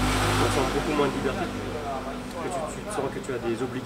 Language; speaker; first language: French; early bilingual, other home language; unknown